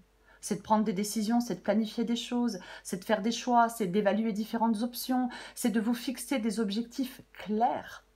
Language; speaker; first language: French; native; French